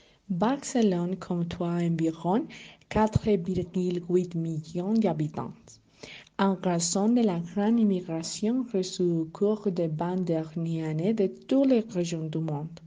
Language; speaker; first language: French; non-native, learner; Spanish